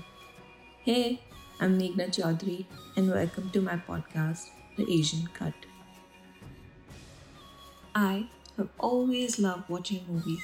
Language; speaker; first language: English; non-native, local second language; Hindi